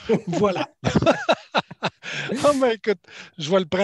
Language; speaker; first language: French; native; French